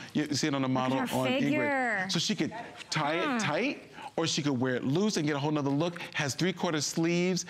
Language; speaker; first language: English; native; English